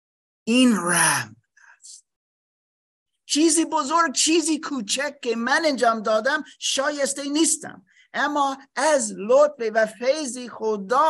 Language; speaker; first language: Persian; non-native, fluent; English